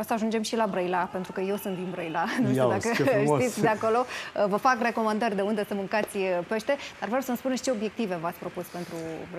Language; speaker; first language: Romanian; native; Romanian